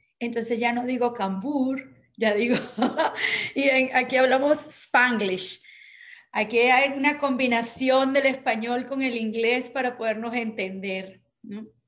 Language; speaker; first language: Spanish; native; Spanish